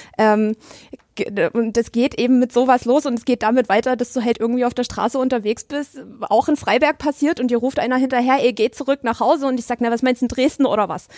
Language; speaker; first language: German; native; German